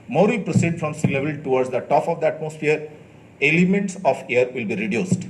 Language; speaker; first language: English; non-native, local second language; Bangla